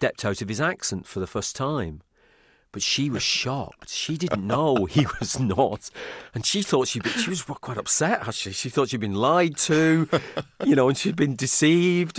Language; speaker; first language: English; native; English